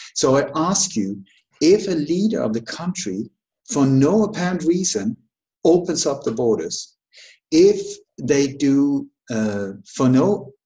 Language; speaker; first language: English; early bilingual, other home language; Danish